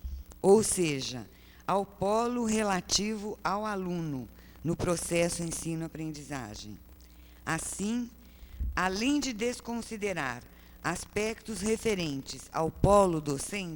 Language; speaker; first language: Portuguese; native; Portuguese